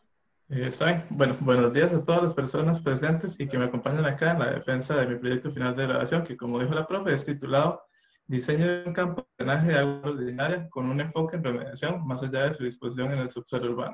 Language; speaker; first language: Spanish; native; Spanish